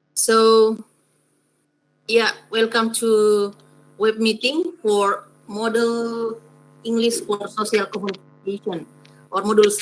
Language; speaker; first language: English; non-native, fluent; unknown